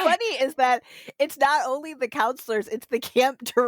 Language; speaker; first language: English; native; English